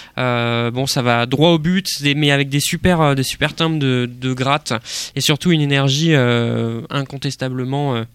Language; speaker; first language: French; native; French